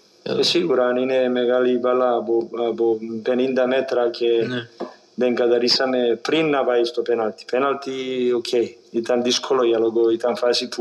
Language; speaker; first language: Greek; non-native, fluent; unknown